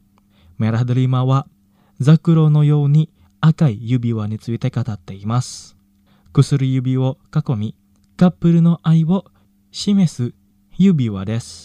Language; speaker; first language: Japanese; non-native, fluent; Indonesian